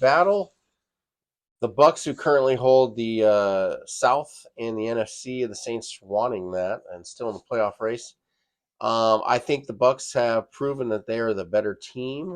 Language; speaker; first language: English; native; English